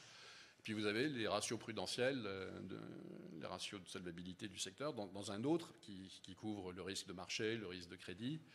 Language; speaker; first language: French; native; French